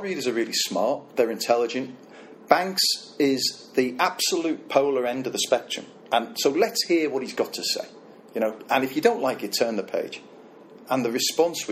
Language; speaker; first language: English; native; English